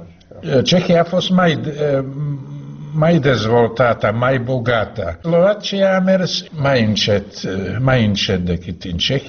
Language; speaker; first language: Romanian; non-native, fluent; Slovak